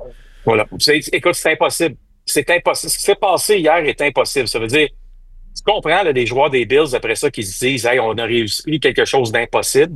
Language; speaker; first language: French; native; French